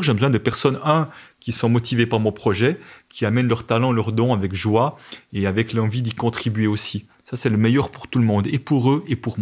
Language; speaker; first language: French; native; French